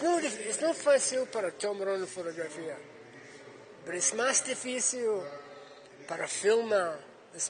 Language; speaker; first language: Spanish; non-native, learner; English